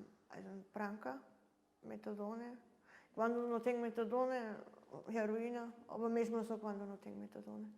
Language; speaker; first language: Portuguese; non-native, learner; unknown